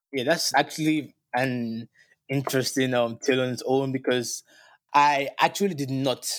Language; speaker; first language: English; non-native, local second language; Yoruba